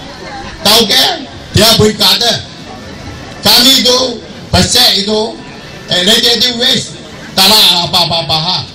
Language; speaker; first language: Indonesian; non-native, local second language; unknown